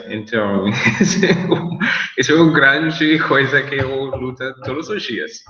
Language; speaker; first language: Portuguese; non-native, learner; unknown